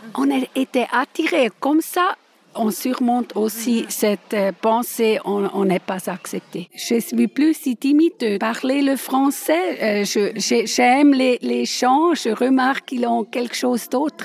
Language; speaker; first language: French; non-native, learner; Swiss German